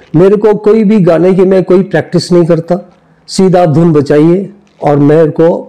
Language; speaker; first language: Hindi; native; Hindi